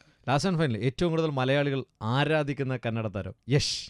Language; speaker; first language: Malayalam; native; Malayalam